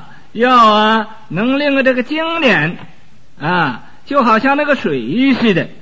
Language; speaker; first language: Chinese; native; Chinese